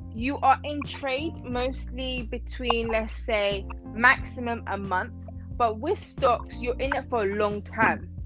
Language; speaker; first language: English; non-native, fluent; Persian